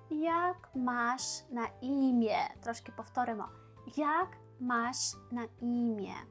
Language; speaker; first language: Polish; non-native, fluent; Ukrainian